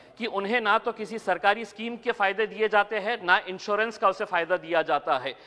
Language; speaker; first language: Hindi; non-native, local second language; Urdu